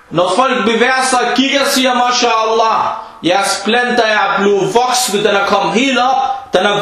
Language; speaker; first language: Danish; non-native, fluent; Arabic